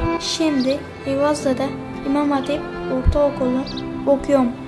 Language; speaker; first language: Turkish; early bilingual, other home language; Arabic